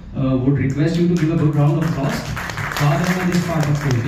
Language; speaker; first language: English; non-native, local second language; Urdu